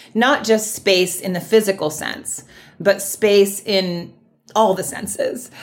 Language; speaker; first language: English; native; English